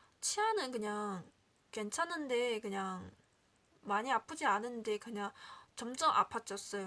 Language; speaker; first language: Korean; non-native, learner; Chinese